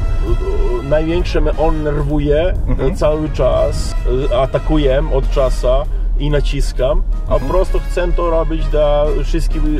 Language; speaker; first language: Polish; non-native, learner; Serbian